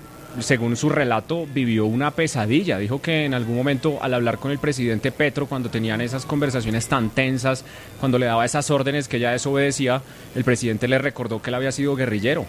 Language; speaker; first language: Spanish; native; Spanish